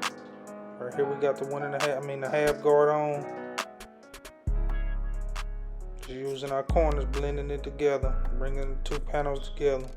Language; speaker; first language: English; native; English